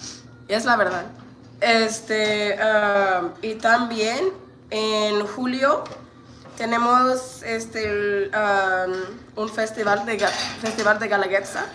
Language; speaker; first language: Spanish; non-native, learner; English